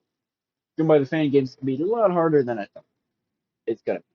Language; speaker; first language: English; native; English